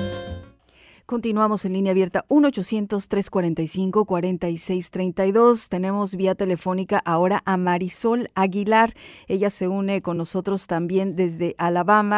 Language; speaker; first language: Spanish; native; Spanish